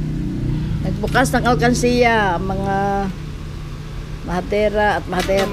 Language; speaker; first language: Filipino; native; Filipino